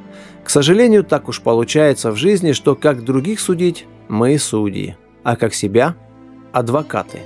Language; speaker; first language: Russian; native; Russian